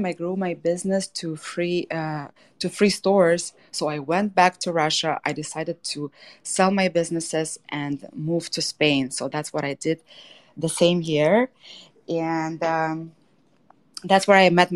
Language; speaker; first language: English; non-native, fluent; Russian